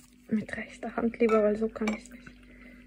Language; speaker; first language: German; non-native, fluent; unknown